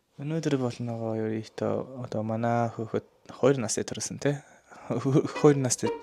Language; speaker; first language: Mongolian; non-native, learner; Japanese